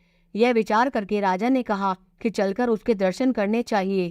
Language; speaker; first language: Hindi; native; Hindi